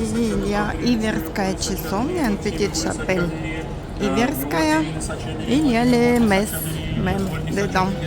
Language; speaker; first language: French; non-native, learner; Russian